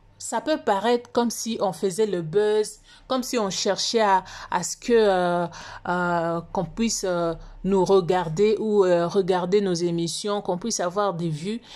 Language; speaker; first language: French; non-native, local second language; Lingala